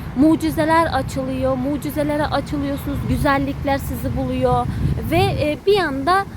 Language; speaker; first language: Turkish; early bilingual, other home language; Uzbek